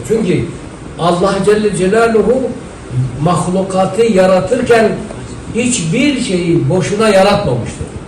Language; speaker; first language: Turkish; non-native, local second language; Zaza